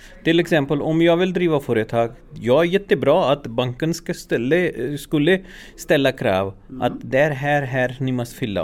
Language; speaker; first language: Swedish; non-native, fluent; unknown